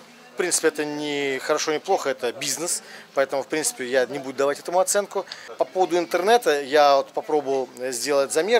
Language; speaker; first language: Russian; native; Russian